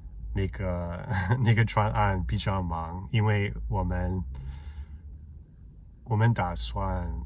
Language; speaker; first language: Chinese; non-native, fluent; English